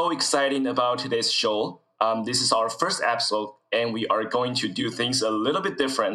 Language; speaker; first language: English; non-native, fluent; Chinese